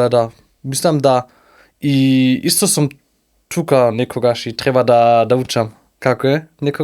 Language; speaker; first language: Macedonian; non-native, learner; German